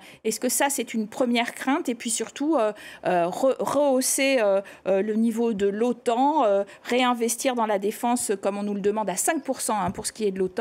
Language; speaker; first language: French; native; French